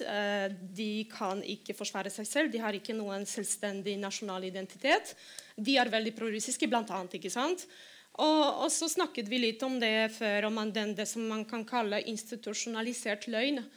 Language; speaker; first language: Norwegian; non-native, fluent; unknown